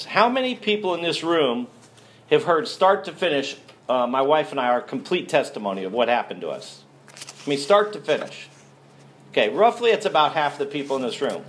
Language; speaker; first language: English; native; English